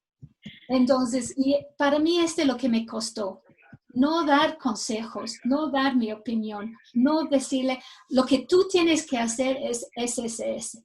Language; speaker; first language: Spanish; non-native, fluent; English